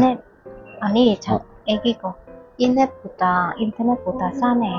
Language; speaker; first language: Korean; non-native, learner; Vietnamese